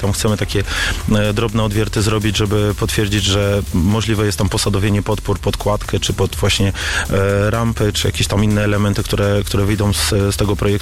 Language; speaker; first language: Polish; native; Polish